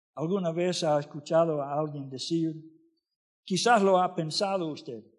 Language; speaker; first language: Spanish; non-native, fluent; English